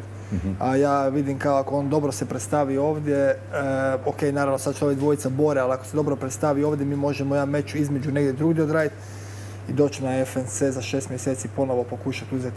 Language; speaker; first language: Croatian; native; Croatian